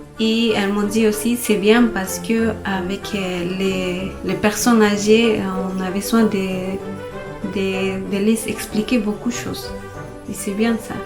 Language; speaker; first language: French; non-native, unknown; Spanish